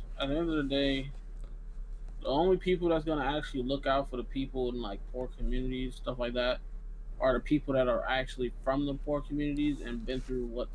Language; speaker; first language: English; native; English